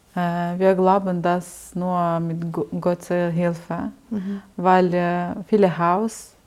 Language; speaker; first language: German; non-native, learner; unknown